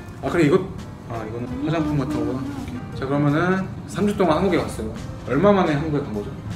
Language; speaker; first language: Korean; native; Korean